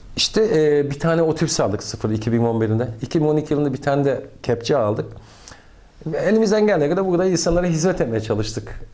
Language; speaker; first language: Turkish; native; Turkish